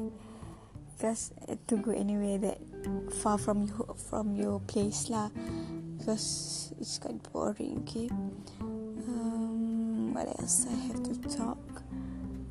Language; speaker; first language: English; non-native, local second language; Malay